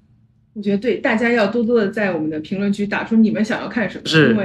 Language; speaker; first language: Chinese; native; Chinese